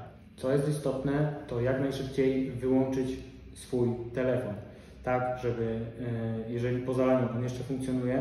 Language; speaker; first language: Polish; native; Polish